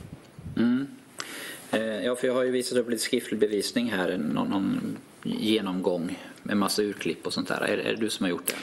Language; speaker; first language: Swedish; native; Swedish